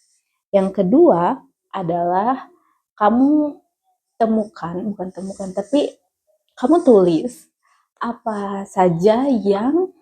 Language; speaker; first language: Indonesian; native; Indonesian